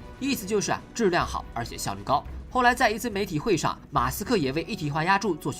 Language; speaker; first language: Chinese; native; Chinese